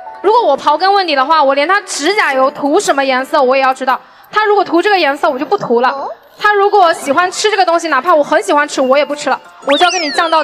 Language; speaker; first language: Chinese; native; Chinese